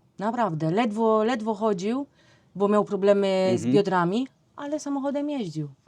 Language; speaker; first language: Polish; native; Polish